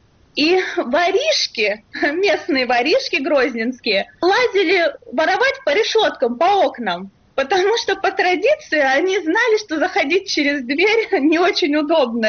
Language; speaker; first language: Russian; native; Russian